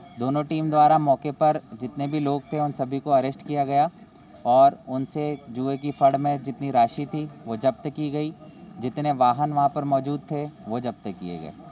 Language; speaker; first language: Hindi; native; Hindi